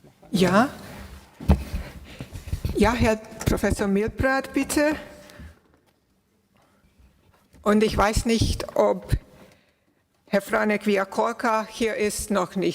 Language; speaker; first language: German; non-native, fluent; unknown